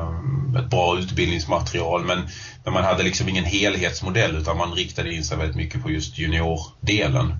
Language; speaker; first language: Swedish; native; Swedish